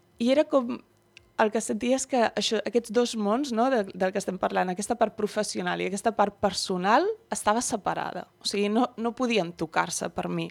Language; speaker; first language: Catalan; early bilingual, other home language; Dutch